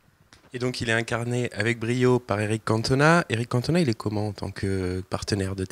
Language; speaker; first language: French; native; French